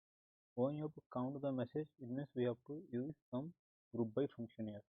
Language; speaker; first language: English; non-native, local second language; Hindi